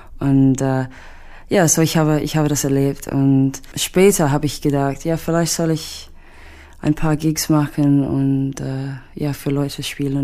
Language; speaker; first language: German; non-native, learner; English